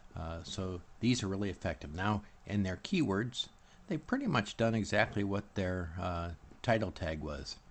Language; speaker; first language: English; native; English